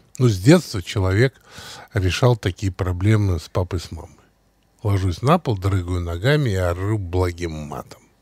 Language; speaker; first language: Russian; native; Russian